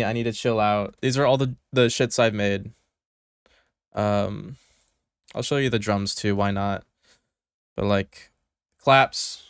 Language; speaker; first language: English; native; English